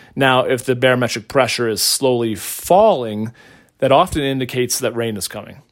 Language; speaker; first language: English; native; English